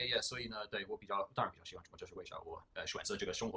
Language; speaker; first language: Chinese; early bilingual, heritage; English